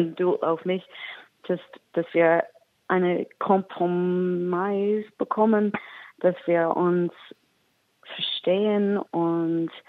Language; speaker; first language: German; non-native, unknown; English